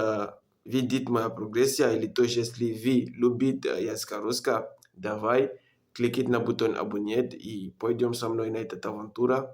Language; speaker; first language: Russian; non-native, learner; French